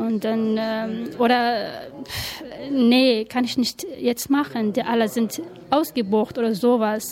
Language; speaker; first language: German; non-native, learner; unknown